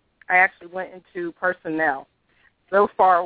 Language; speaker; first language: English; native; English